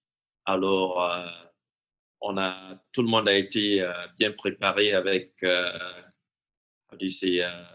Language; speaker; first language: French; non-native, fluent; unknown